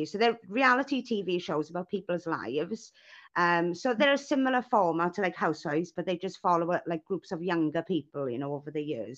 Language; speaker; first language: English; native; English